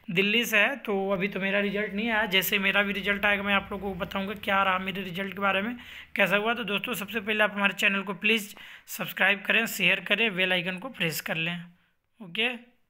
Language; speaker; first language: Hindi; native; Hindi